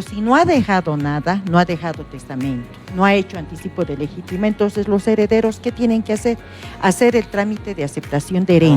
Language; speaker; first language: Spanish; native; Spanish